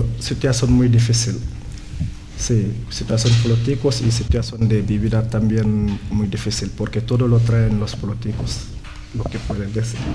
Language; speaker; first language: Spanish; non-native, learner; Wolof